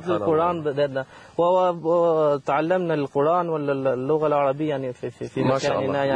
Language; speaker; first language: Arabic; non-native, fluent; Albanian